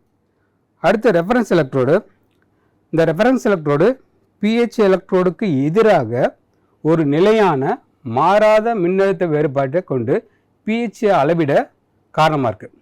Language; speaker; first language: Tamil; native; Tamil